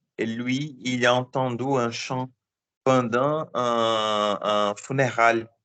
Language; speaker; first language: French; non-native, learner; Portuguese